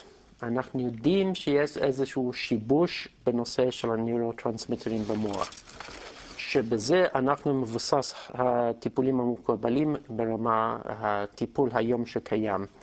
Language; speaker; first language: Hebrew; non-native, fluent; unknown